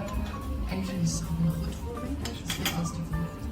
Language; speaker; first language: Dutch; non-native, learner; Korean